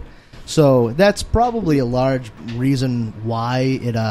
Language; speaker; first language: English; native; English